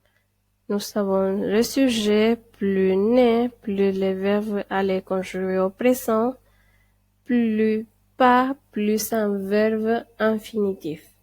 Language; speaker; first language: French; non-native, fluent; Spanish